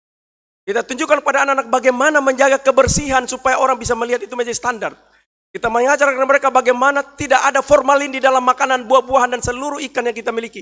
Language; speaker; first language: Indonesian; native; Indonesian